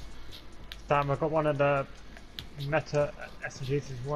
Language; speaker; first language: English; native; English